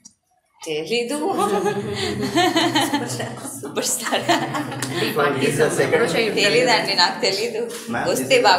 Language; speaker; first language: Telugu; non-native, learner; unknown